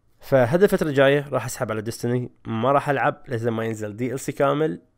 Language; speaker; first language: Arabic; native; Arabic